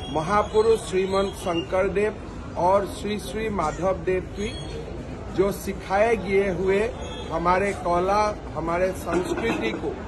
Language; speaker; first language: Hindi; non-native, local second language; Assamese